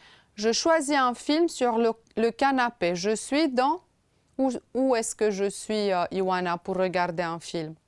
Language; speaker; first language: French; non-native, fluent; Romanian